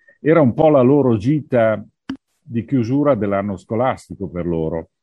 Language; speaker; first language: Italian; non-native, learner; English